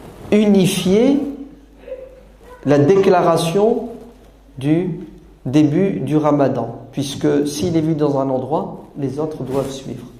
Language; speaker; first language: French; native; French